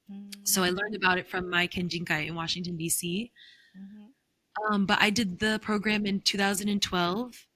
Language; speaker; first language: English; early bilingual, heritage; English